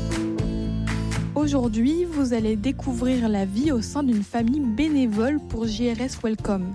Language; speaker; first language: French; native; French